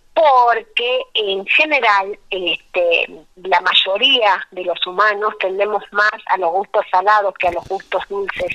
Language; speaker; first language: Spanish; native; Spanish